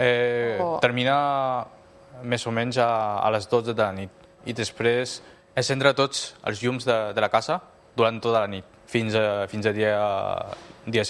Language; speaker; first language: Catalan; non-native, fluent; Chinese